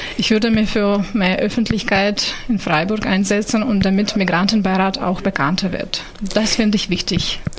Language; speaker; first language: German; non-native, fluent; Ukrainian